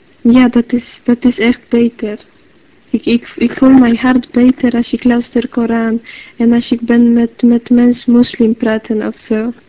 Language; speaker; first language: Dutch; non-native, learner; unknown